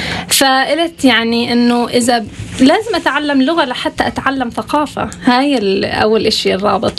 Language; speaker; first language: Arabic; non-native, fluent; Swedish